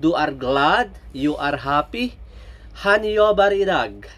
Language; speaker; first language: Swedish; non-native, learner; Filipino